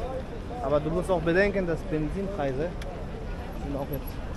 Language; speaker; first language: German; non-native, fluent; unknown